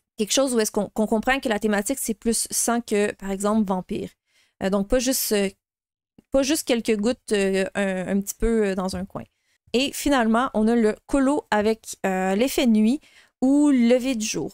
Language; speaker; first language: French; native; French